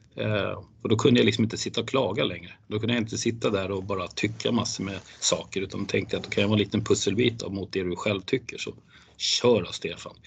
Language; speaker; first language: Swedish; native; Swedish